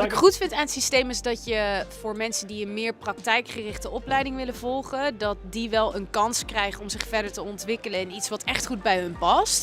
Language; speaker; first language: Dutch; native; Dutch